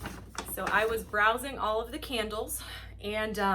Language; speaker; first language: English; native; English